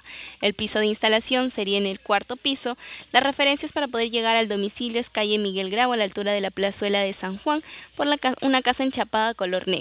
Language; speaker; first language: Spanish; native; Spanish